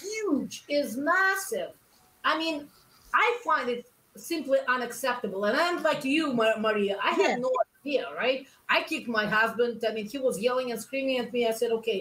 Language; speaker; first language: English; non-native, fluent; Russian